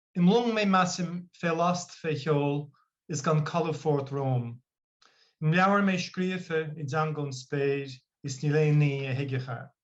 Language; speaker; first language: Irish; non-native, local second language; English